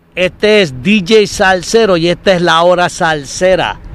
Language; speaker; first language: Spanish; native; Spanish